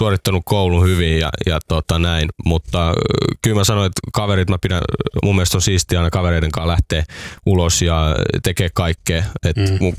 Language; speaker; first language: Finnish; native; Finnish